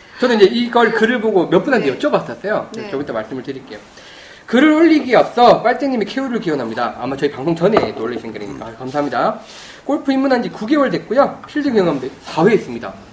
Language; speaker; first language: Korean; native; Korean